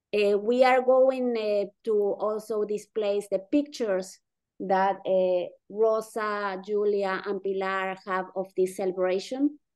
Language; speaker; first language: English; non-native, fluent; Spanish